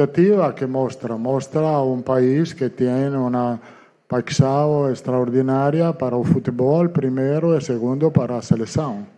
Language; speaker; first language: Portuguese; non-native, learner; Italian